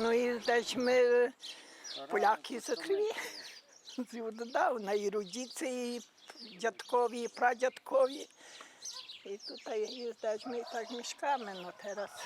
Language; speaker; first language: Polish; early bilingual, heritage; Polish